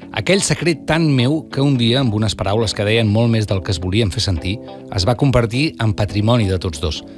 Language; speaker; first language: Catalan; native; Catalan